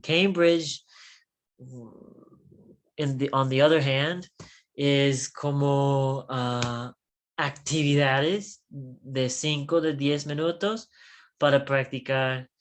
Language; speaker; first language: Spanish; non-native, learner; English